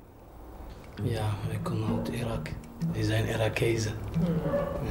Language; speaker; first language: Dutch; non-native, learner; Arabic